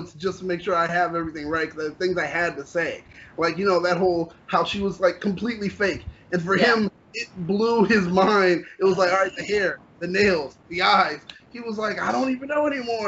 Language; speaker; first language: English; native; English